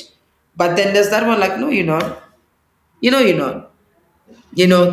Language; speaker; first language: English; non-native, local second language; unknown